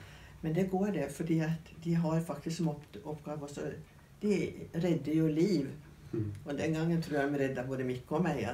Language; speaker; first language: Norwegian; native; Norwegian